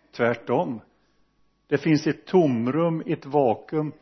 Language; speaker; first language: Swedish; native; Swedish